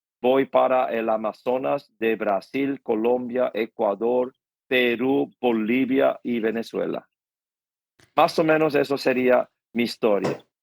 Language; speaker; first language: Spanish; non-native, fluent; Korean